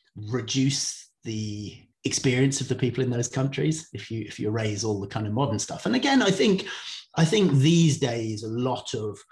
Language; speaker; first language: English; native; English